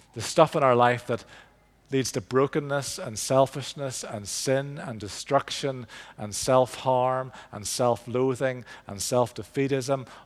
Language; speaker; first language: English; native; English